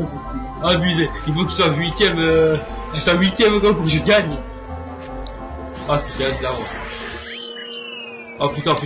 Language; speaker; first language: French; native; French